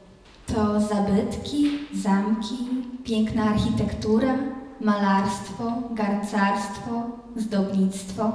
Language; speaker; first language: Polish; native; Polish